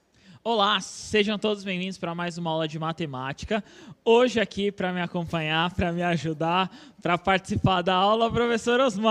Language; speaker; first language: Portuguese; native; Portuguese